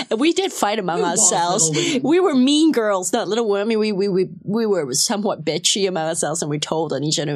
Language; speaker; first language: English; non-native, local second language; Cantonese